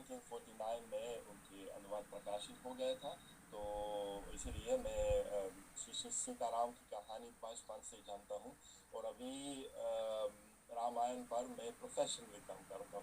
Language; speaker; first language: Hindi; non-native, fluent; Russian